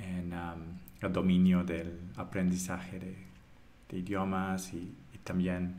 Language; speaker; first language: Spanish; non-native, fluent; English